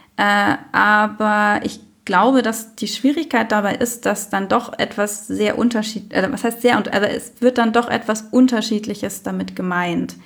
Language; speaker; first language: German; native; German